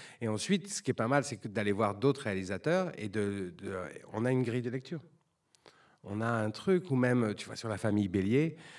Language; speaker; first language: French; native; French